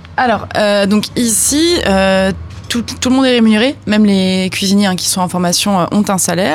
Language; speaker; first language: French; native; French